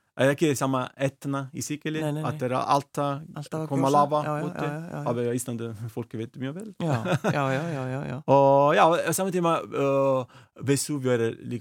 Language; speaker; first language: Icelandic; non-native, learner; Italian